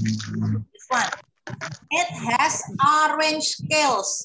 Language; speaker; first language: English; non-native, fluent; Indonesian